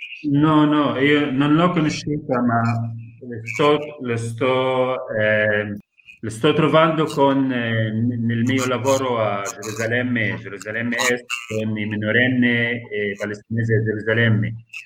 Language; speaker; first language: Italian; non-native, fluent; Arabic